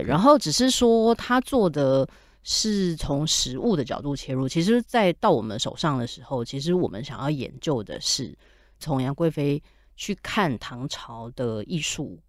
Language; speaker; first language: Chinese; native; Chinese